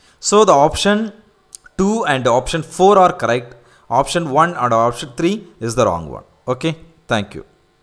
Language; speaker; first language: English; non-native, local second language; Tamil